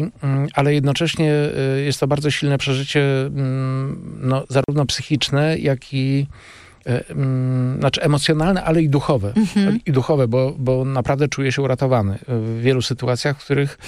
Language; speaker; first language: Polish; native; Polish